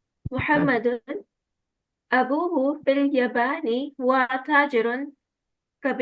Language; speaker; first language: Arabic; non-native, learner; Urdu